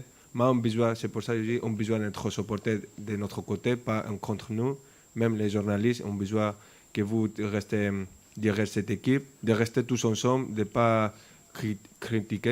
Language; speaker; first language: French; non-native, fluent; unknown